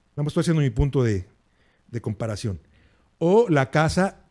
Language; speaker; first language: Spanish; native; Spanish